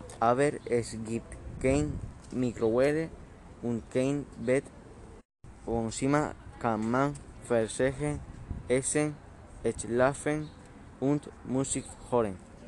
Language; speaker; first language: German; non-native, learner; Spanish